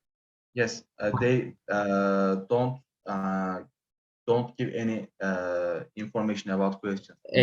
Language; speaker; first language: English; non-native, learner; Turkish